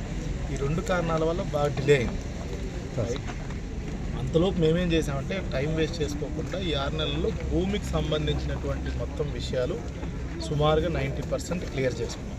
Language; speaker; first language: Telugu; native; Telugu